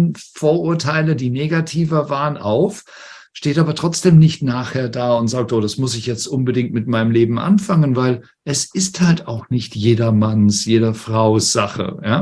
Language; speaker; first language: German; native; German